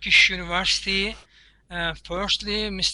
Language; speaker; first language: English; non-native, learner; Turkish